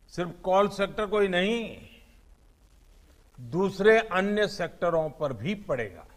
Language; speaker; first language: Hindi; non-native, local second language; Gujarati